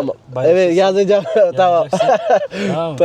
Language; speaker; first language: Turkish; non-native, learner; Amharic